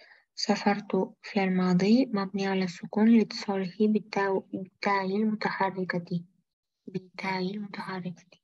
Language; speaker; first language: Arabic; non-native, learner; Uzbek